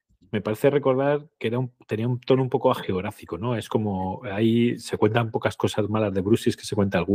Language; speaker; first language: Spanish; native; Spanish